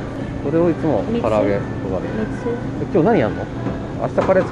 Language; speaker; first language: Japanese; native; Japanese